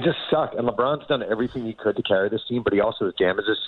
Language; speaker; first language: English; native; English